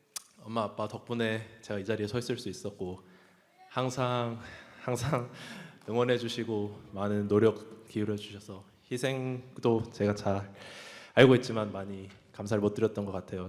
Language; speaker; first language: Korean; early bilingual, heritage; Korean